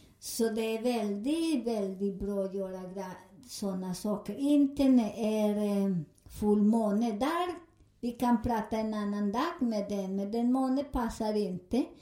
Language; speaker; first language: Swedish; non-native, learner; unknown